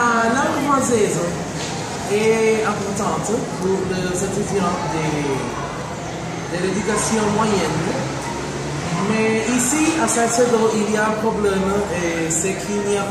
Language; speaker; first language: French; non-native, learner; Spanish